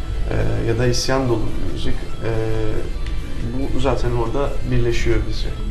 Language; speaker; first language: Turkish; non-native, local second language; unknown